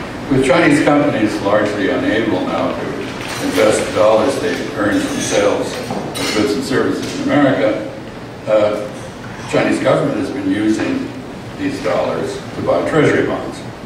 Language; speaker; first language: English; native; English